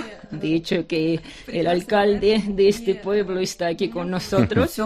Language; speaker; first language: Spanish; non-native, fluent; Ukrainian